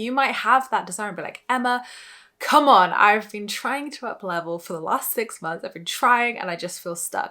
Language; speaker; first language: English; native; English